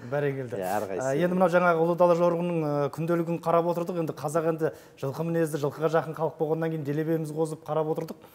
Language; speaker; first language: Kazakh; native; Kazakh